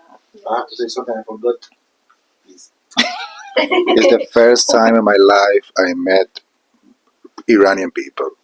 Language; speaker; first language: English; non-native, fluent; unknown